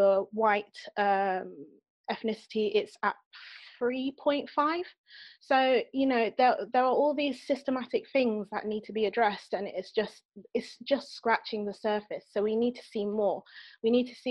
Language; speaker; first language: English; native; English